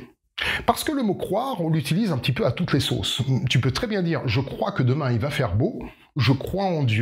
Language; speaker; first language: French; native; French